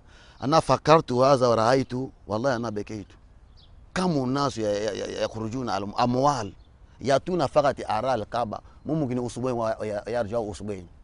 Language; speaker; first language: Arabic; non-native, learner; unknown